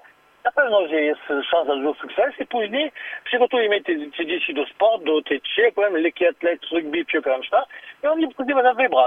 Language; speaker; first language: Polish; non-native, learner; French